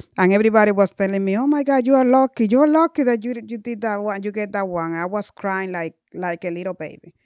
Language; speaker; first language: English; non-native, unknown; Spanish